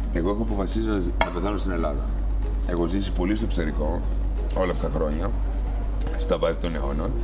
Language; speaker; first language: Greek; native; Greek